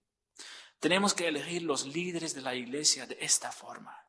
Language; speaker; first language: Spanish; non-native, fluent; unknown